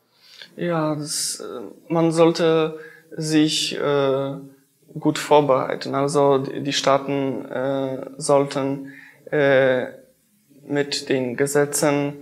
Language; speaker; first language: German; non-native, fluent; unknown